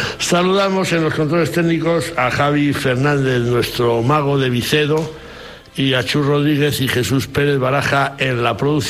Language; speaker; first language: Spanish; native; Spanish